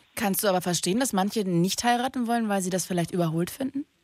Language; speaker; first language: German; native; German